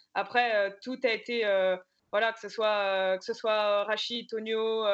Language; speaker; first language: French; native; French